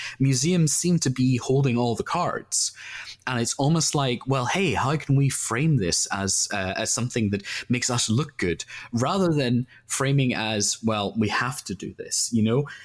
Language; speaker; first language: English; native; English